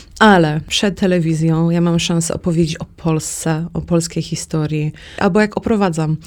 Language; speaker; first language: Polish; early bilingual, heritage; Polish